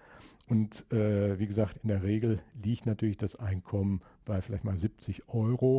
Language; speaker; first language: German; native; German